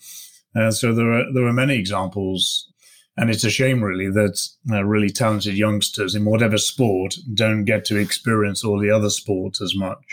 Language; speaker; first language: English; native; English